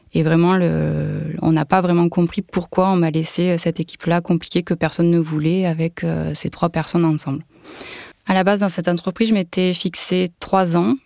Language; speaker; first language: French; native; French